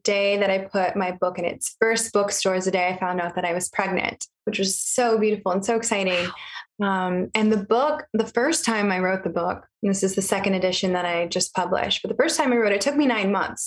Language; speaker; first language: English; native; English